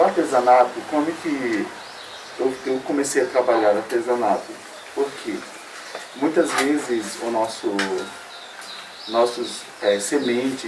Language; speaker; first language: Portuguese; non-native, local second language; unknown